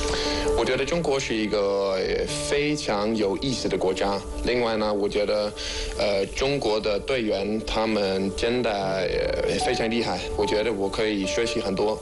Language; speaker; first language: Chinese; non-native, fluent; Danish